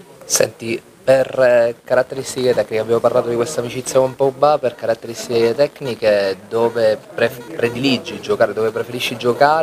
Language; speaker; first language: Italian; native; Italian